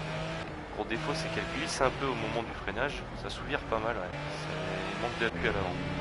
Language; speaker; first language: French; native; French